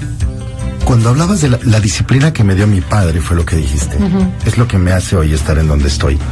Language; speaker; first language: Spanish; native; Spanish